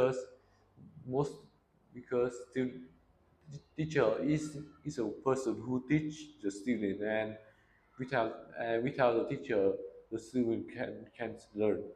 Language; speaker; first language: English; non-native, learner; Vietnamese